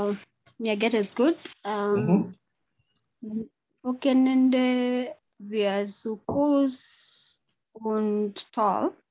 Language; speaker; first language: German; non-native, learner; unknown